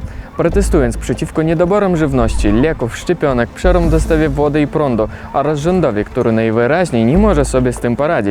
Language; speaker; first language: Polish; native; Polish